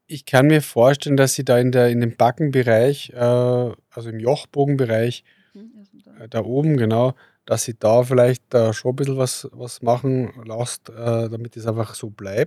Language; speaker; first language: German; native; German